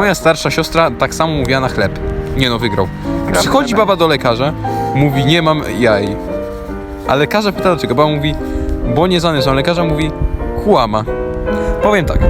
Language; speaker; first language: Polish; native; Polish